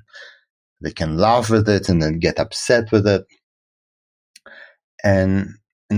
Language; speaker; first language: English; non-native, fluent; Russian